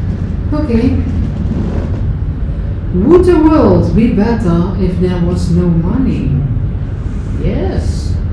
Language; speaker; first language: English; non-native, fluent; Dutch